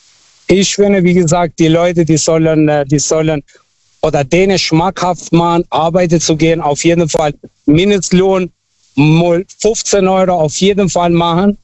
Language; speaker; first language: German; non-native, local second language; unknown